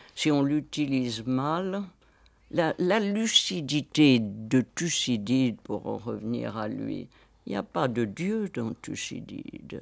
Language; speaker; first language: French; native; French